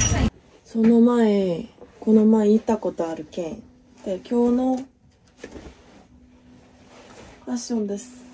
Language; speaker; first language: Japanese; non-native, fluent; Korean